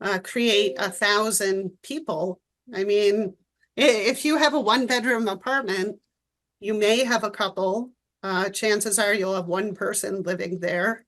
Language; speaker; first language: English; native; English